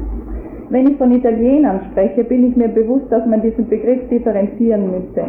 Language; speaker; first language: German; native; German